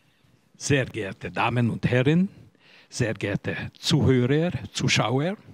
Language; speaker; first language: German; non-native, learner; Hungarian